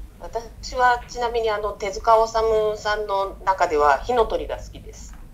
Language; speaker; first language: Japanese; native; Japanese